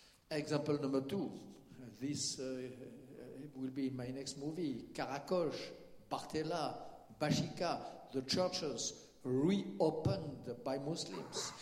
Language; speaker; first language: English; non-native, fluent; French